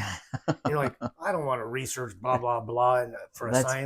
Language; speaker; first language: English; native; English